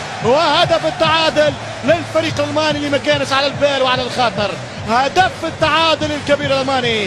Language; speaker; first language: Arabic; native; Arabic